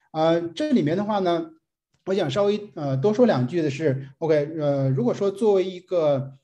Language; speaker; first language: Chinese; native; Chinese